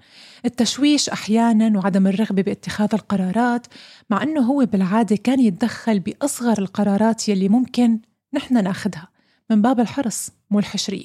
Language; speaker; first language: Arabic; native; Arabic